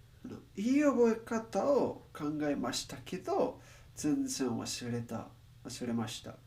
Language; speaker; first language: Japanese; non-native, learner; Spanish